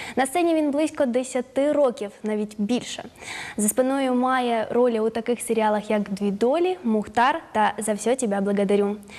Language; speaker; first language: Ukrainian; native; Ukrainian